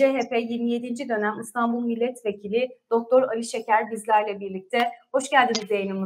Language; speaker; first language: Turkish; native; Turkish